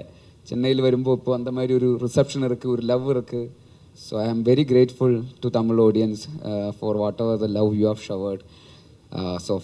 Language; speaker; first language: Tamil; non-native, learner; Malayalam